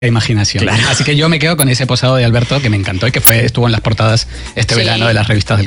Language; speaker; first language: Spanish; native; Spanish